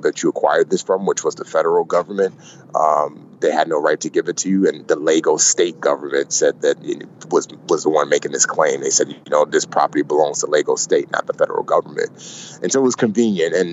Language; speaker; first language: English; native; English